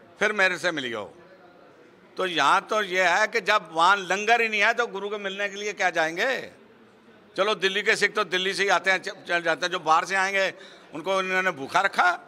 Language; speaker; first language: Hindi; non-native, local second language; Punjabi